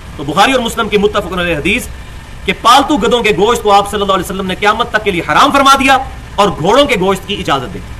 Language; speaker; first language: Urdu; non-native, local second language; Punjabi